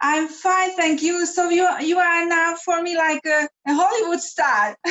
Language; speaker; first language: English; non-native, learner; Hungarian